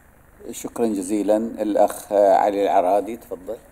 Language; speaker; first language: Arabic; native; Arabic